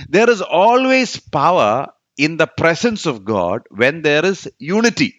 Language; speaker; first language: English; non-native, local second language; Malayalam